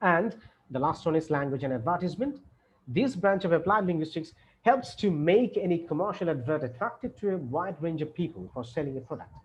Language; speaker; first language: English; non-native, local second language; Bangla